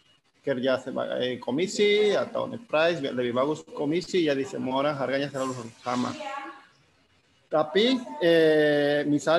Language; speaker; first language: Indonesian; non-native, fluent; Spanish